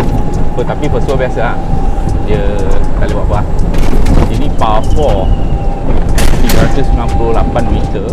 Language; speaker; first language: Malay; native; Malay